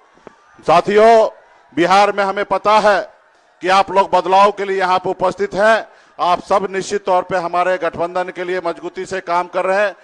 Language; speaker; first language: Hindi; native; Hindi